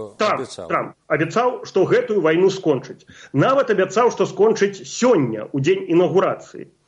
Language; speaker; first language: Belarusian; non-native, local second language; Russian